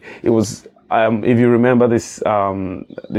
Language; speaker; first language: English; non-native, local second language; Igbo